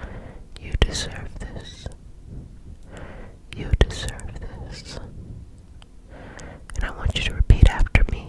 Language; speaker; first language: English; native; English